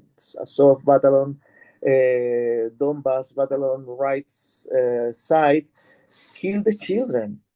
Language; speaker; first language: English; non-native, learner; Spanish